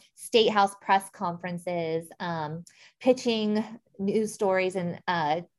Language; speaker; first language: English; native; English